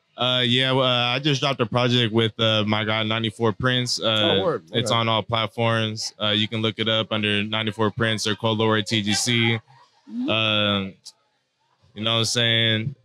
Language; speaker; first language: English; native; English